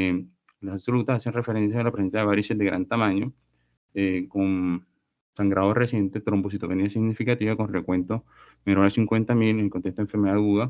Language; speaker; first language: Spanish; native; Spanish